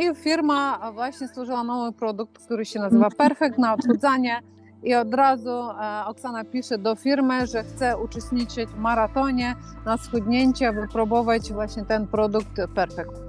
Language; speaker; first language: Polish; non-native, fluent; Ukrainian